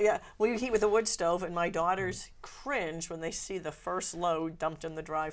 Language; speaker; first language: English; native; English